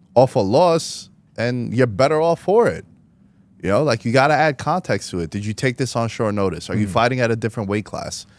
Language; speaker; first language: English; native; English